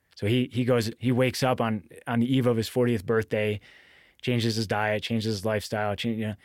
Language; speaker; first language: English; native; English